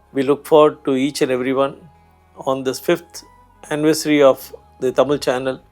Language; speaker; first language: English; non-native, local second language; Tamil